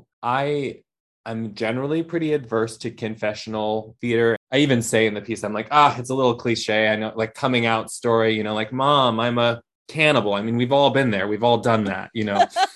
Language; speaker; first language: English; native; English